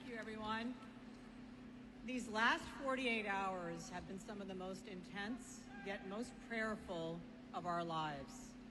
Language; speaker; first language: English; early bilingual, other home language; Punjabi